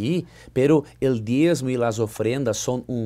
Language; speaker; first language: Spanish; non-native, learner; Portuguese